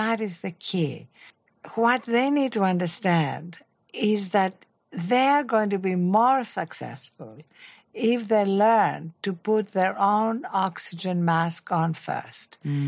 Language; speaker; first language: English; non-native, fluent; Greek